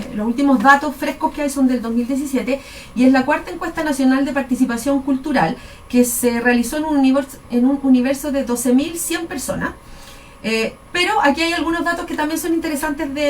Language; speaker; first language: Spanish; native; Spanish